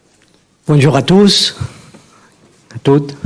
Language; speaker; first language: French; non-native, fluent; Spanish